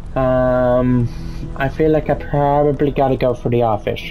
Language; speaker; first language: English; native; English